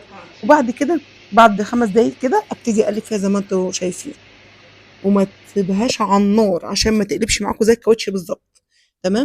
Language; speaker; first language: Arabic; native; Arabic